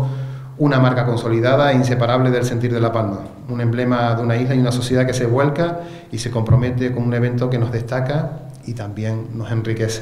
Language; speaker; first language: Spanish; native; Spanish